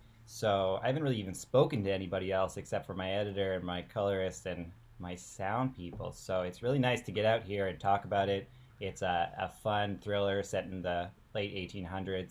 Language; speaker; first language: English; native; English